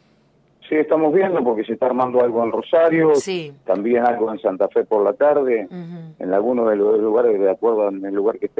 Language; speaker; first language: Spanish; native; Spanish